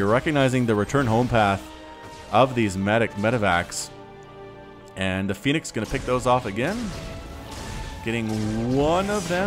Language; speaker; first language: English; native; English